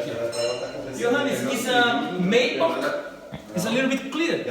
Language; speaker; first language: English; non-native, learner; Portuguese